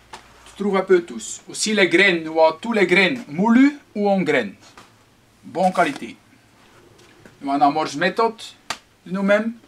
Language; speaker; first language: French; non-native, local second language; Dutch